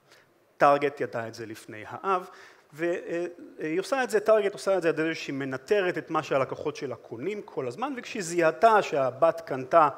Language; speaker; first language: Hebrew; native; Hebrew